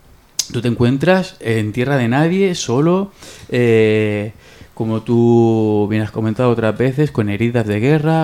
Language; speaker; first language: Spanish; native; Spanish